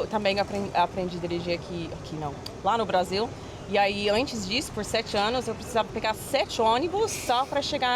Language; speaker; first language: Portuguese; non-native, fluent; English